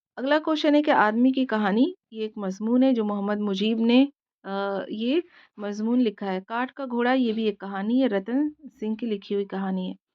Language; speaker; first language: Urdu; native; Urdu